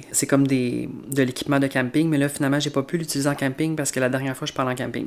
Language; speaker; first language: French; native; French